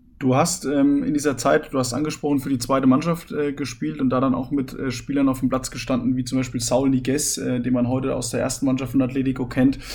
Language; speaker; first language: German; native; German